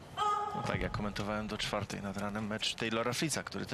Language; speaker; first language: Polish; native; Polish